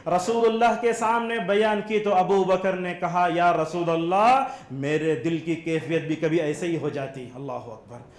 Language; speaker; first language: Urdu; native; Urdu